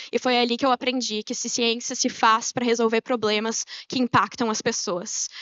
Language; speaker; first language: Portuguese; native; Portuguese